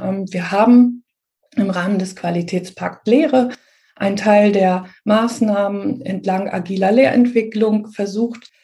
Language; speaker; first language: German; native; German